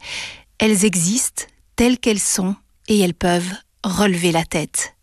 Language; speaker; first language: French; native; French